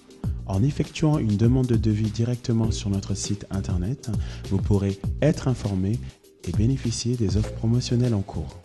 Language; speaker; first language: French; native; French